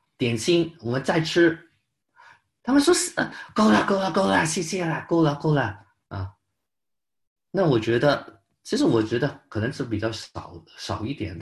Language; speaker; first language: Chinese; non-native, local second language; Cantonese